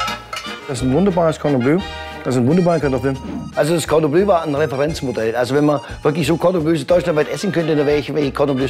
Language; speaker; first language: German; native; German